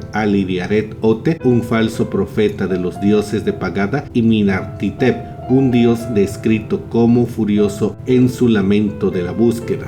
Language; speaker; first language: Spanish; native; Spanish